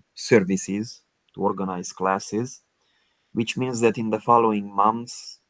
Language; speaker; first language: English; non-native, fluent; Romanian